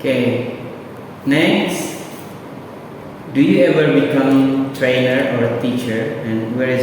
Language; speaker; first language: English; non-native, learner; Indonesian